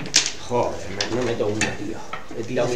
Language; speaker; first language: Spanish; native; Spanish